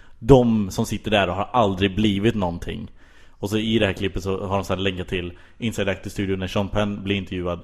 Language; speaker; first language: Swedish; native; Swedish